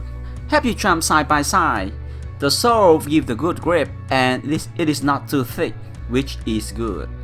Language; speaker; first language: English; non-native, fluent; Vietnamese